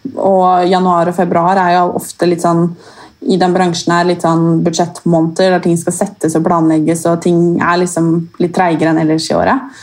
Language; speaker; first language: Norwegian; native; Norwegian